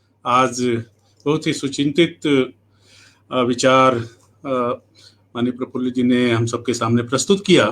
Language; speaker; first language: Hindi; native; Hindi